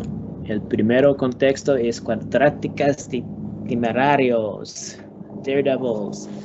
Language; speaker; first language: Spanish; non-native, learner; English